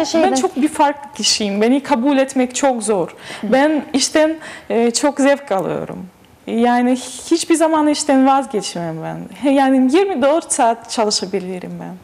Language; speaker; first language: Turkish; non-native, learner; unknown